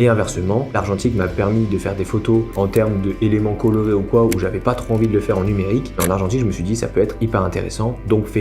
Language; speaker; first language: French; native; French